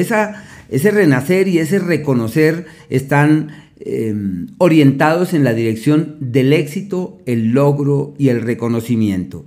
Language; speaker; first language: Spanish; native; Spanish